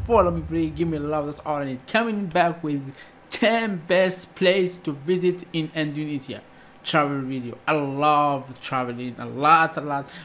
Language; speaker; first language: English; non-native, learner; Arabic